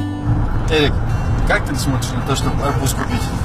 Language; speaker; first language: Russian; non-native, local second language; Ingush